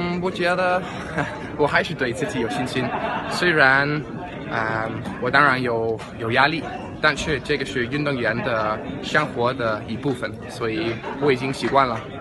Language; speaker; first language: Chinese; non-native, fluent; Danish